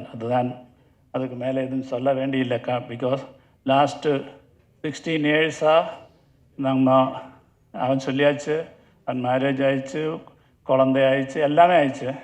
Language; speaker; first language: Tamil; non-native, learner; Malayalam